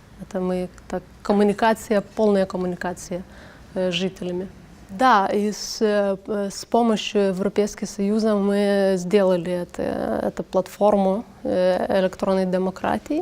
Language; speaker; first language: Russian; non-native, learner; Lithuanian